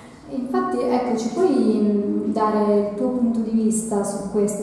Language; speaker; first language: Italian; native; Italian